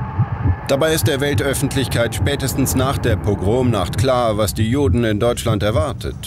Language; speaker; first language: German; native; German